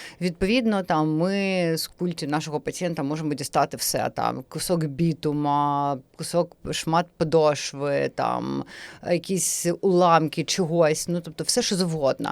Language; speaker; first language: Ukrainian; native; Ukrainian